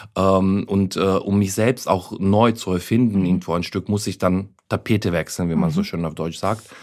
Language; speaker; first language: German; non-native, fluent; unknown